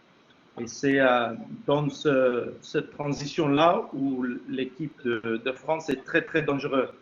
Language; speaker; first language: French; non-native, fluent; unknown